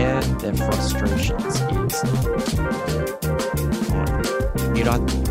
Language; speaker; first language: English; non-native, learner; Japanese